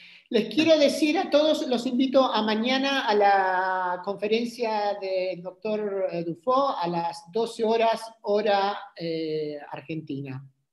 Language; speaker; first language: Spanish; native; Spanish